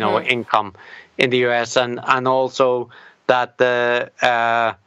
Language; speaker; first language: English; native; English